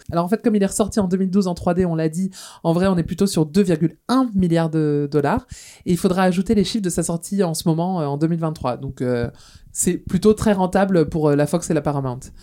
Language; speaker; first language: French; native; French